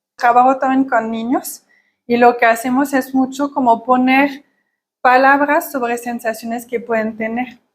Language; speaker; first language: Spanish; non-native, fluent; French